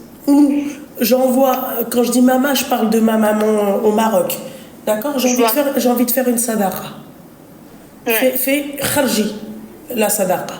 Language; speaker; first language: French; native; French